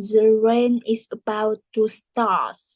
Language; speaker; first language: English; non-native, learner; Vietnamese